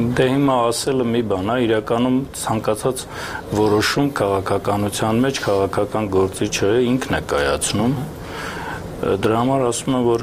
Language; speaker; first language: Armenian; native; Armenian